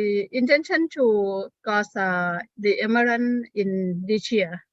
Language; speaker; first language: English; non-native, learner; Thai